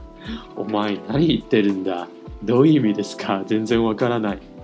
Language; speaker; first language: Japanese; non-native, fluent; Chinese